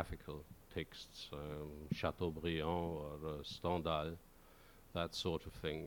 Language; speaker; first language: English; non-native, fluent; German